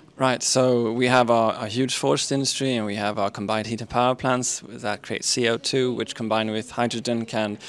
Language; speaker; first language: English; non-native, fluent; Swedish